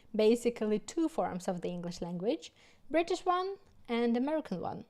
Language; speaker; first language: English; non-native, fluent; Russian